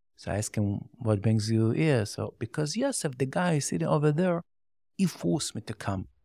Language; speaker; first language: English; non-native, learner; Yiddish